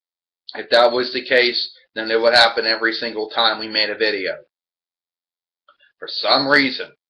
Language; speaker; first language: English; native; English